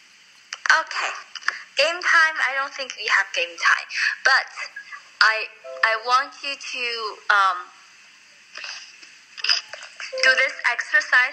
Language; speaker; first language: English; non-native, fluent; Chinese